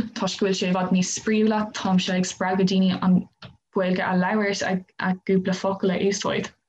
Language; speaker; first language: Irish; non-native, local second language; English